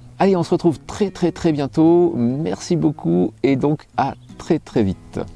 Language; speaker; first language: French; native; French